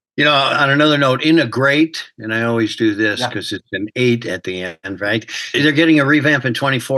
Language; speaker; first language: English; native; English